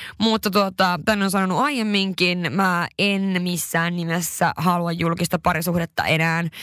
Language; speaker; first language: Finnish; early bilingual, heritage; Finnish